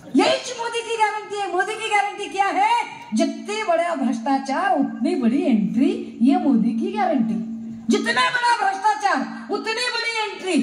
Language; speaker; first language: Hindi; non-native, local second language; Marathi